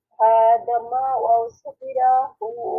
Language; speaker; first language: Arabic; non-native, learner; Bangla